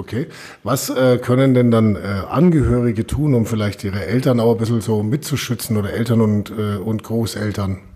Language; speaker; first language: German; native; German